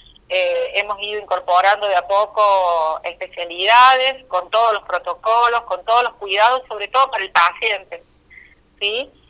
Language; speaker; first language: Spanish; native; Spanish